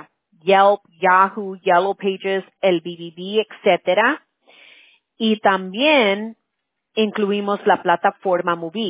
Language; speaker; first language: Spanish; early bilingual, heritage; Spanish